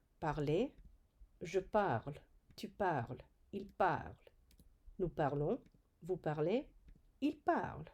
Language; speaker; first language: French; non-native, fluent; English